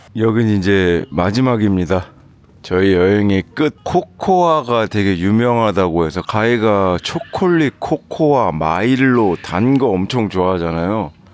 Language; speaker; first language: Korean; native; Korean